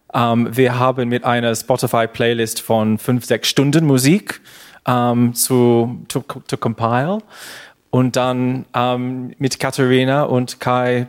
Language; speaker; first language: German; non-native, learner; English